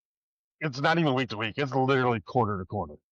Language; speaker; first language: English; native; English